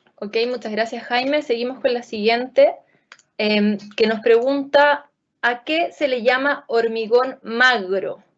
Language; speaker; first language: Spanish; native; Spanish